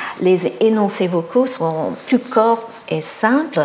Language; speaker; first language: French; non-native, fluent; English